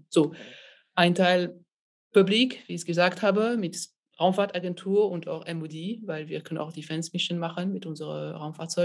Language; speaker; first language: German; non-native, fluent; French